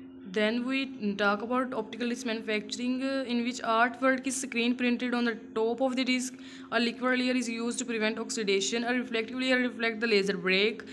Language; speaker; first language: English; non-native, local second language; Urdu